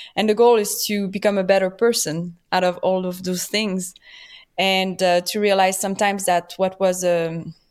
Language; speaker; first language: English; non-native, fluent; French